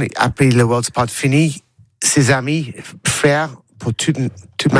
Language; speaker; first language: French; non-native, learner; English